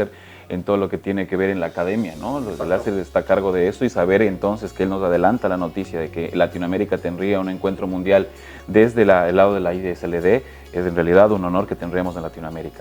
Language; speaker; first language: Spanish; native; Spanish